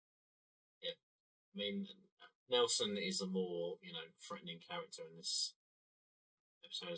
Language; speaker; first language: English; native; English